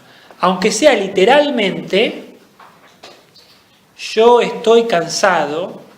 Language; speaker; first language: Spanish; native; Spanish